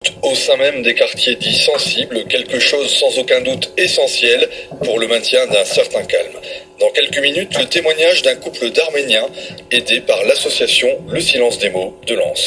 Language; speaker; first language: French; native; French